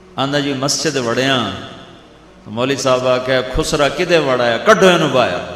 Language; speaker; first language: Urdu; non-native, local second language; Punjabi